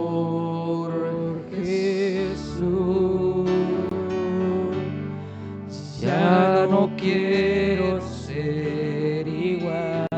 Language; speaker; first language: Spanish; native; Spanish